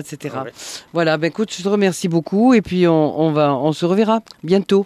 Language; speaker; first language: French; native; French